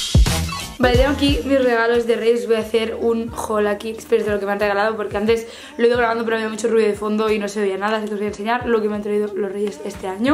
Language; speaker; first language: Spanish; native; Spanish